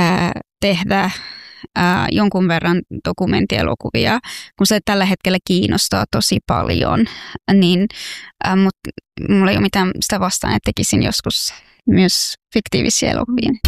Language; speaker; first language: Finnish; non-native, fluent; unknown